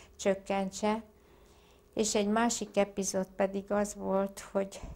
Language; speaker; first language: Hungarian; native; Hungarian